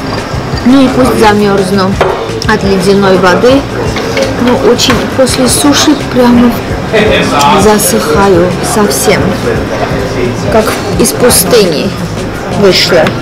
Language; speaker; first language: Russian; non-native, fluent; Armenian